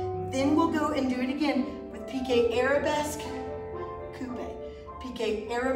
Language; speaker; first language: English; native; English